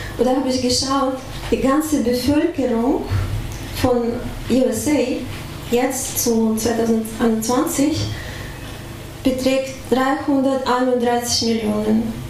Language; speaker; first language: German; non-native, fluent; Russian